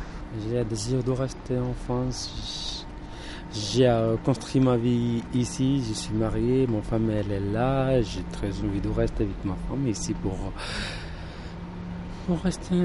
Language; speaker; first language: French; non-native, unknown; Urdu